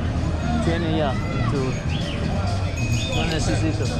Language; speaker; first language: Spanish; non-native, learner; Swedish